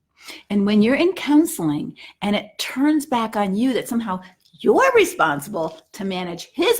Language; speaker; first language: English; native; English